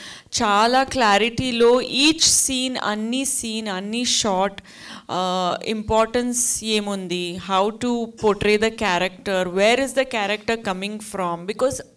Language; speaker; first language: Telugu; non-native, fluent; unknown